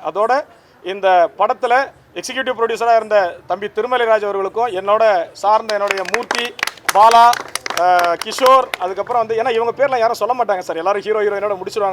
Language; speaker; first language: Tamil; native; Tamil